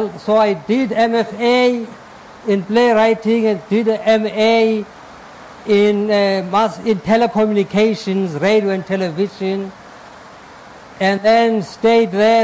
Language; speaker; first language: English; non-native, local second language; Xhosa